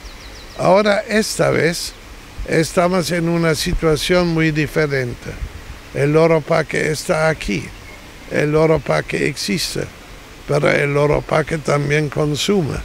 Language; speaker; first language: Spanish; non-native, fluent; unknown